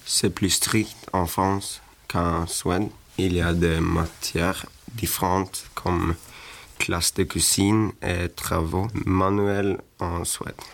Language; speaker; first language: French; non-native, learner; Swedish